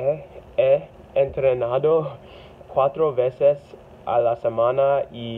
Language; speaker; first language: Spanish; non-native, learner; English